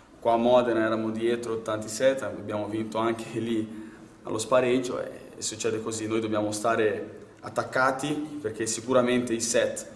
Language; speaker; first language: Italian; non-native, fluent; Portuguese